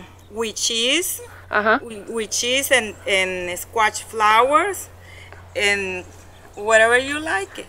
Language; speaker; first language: English; non-native, learner; Spanish